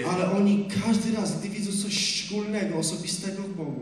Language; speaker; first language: Polish; non-native, learner; Russian